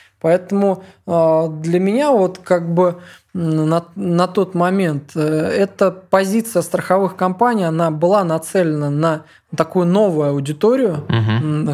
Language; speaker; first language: Russian; native; Russian